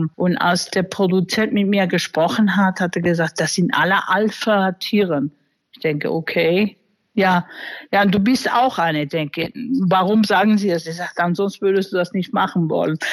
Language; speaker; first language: German; non-native, fluent; English